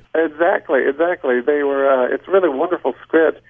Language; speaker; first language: English; native; English